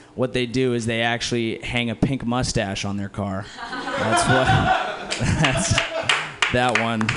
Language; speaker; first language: English; native; English